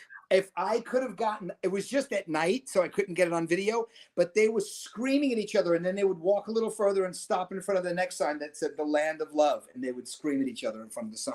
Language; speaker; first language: English; native; English